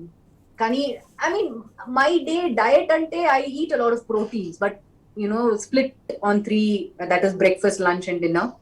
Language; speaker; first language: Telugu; non-native, local second language; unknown